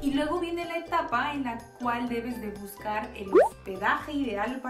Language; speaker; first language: Spanish; native; Spanish